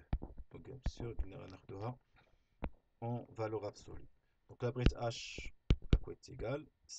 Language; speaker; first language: French; non-native, local second language; Arabic